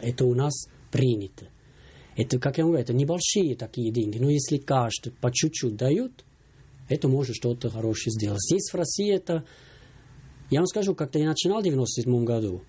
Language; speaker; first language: Russian; non-native, fluent; Swiss German